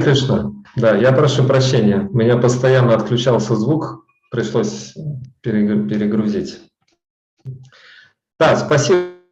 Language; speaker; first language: Russian; native; Russian